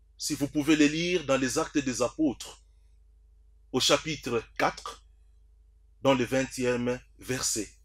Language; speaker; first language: French; non-native, local second language; Swahili